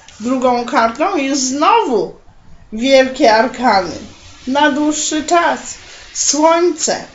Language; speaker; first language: Polish; native; Polish